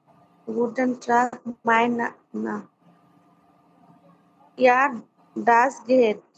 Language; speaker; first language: German; non-native, learner; Bangla